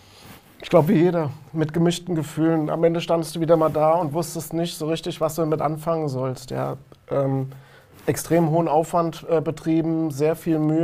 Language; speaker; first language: German; native; German